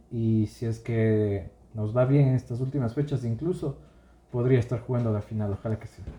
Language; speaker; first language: Spanish; native; Spanish